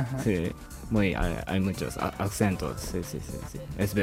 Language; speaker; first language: Spanish; non-native, learner; Japanese